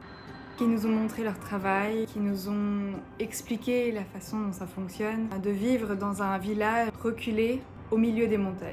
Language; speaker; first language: French; native; French